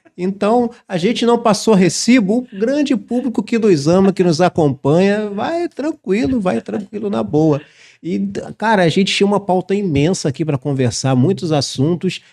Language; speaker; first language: Portuguese; native; Portuguese